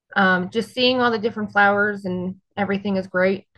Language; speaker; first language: English; native; English